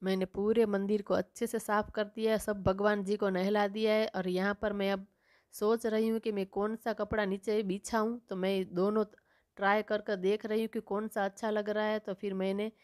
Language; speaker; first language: Hindi; non-native, local second language; Gujarati